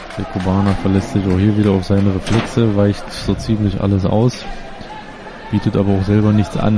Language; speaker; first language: German; native; German